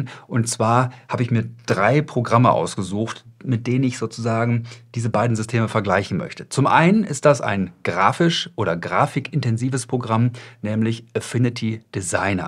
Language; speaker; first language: German; native; German